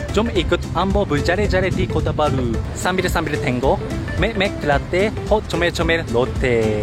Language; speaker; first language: Malay; non-native, fluent; Japanese